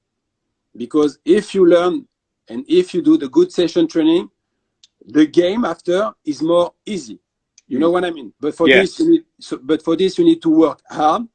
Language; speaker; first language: English; non-native, fluent; French